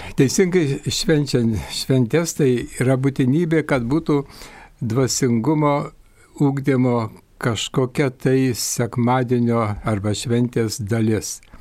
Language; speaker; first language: Lithuanian; native; Lithuanian